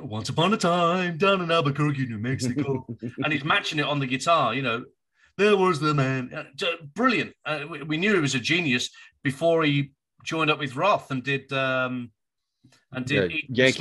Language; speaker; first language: English; native; English